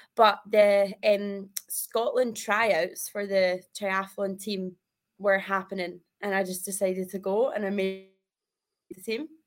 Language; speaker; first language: English; native; English